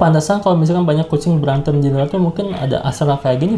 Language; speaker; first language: Indonesian; native; Indonesian